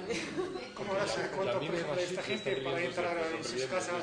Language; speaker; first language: Spanish; non-native, learner; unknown